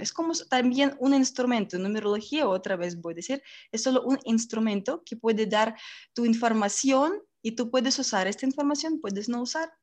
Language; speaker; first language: Spanish; non-native, learner; Russian